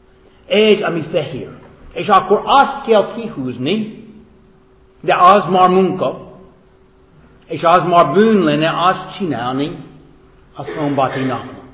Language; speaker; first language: Hungarian; non-native, fluent; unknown